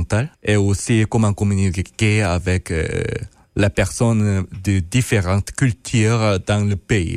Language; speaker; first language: French; non-native, fluent; Korean